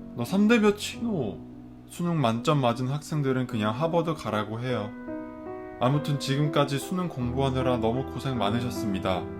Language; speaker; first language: Korean; non-native, fluent; Finnish